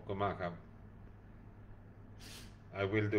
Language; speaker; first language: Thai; non-native, learner; Swedish